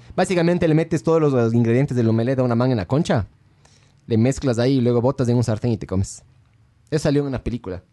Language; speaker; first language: Spanish; native; Spanish